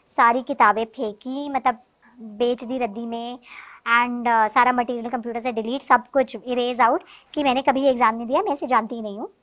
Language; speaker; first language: Hindi; native; Hindi